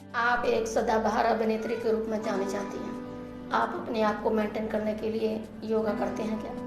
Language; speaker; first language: Hindi; native; Hindi